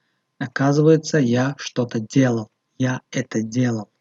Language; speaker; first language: Russian; non-native, local second language; Tajik